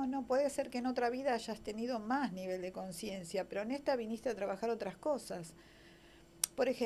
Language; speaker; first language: Spanish; native; Spanish